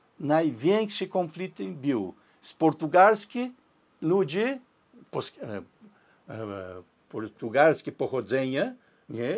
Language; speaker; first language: Polish; early bilingual, heritage; Portuguese